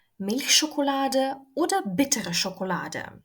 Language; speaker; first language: German; non-native, fluent; Ukrainian